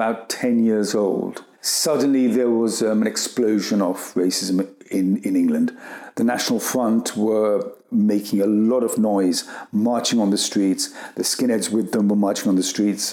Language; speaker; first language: English; early bilingual, other home language; Gujarati